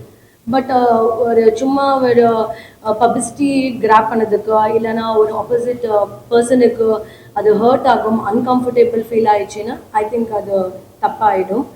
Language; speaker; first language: Tamil; non-native, learner; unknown